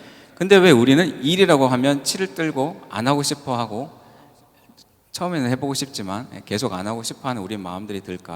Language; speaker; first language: Korean; native; Korean